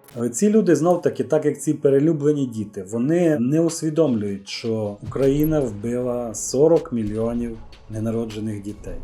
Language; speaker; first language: Ukrainian; native; Ukrainian